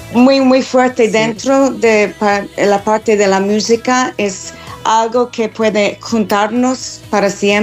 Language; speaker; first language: Spanish; non-native, fluent; English